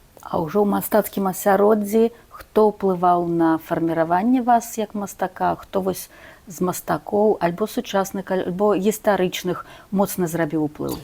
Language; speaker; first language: Belarusian; native; Belarusian